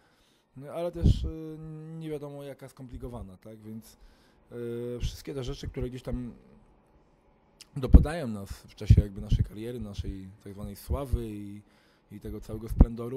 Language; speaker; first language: Polish; native; Polish